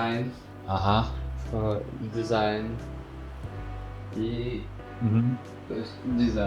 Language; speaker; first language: Russian; native; Russian